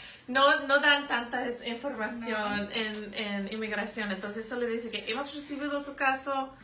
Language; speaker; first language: Spanish; non-native, fluent; English